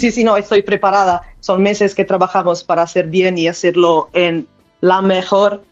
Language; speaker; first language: Spanish; non-native, learner; Italian